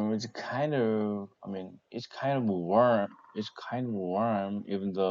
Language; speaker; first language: English; non-native, learner; Korean